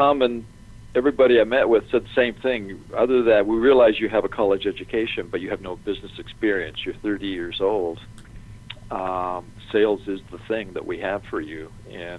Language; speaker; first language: English; native; English